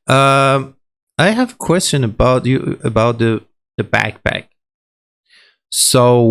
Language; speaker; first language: English; non-native, learner; Persian